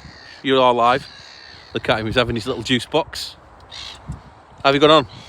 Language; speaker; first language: English; native; English